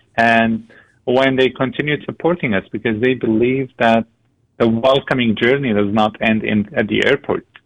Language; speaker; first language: English; non-native, fluent; Arabic